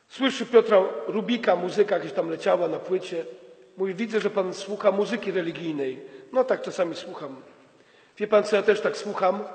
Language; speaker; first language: Polish; native; Polish